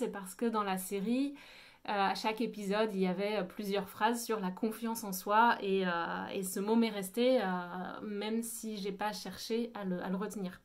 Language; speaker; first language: French; native; French